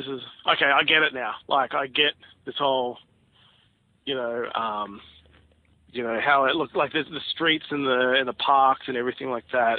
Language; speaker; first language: English; native; English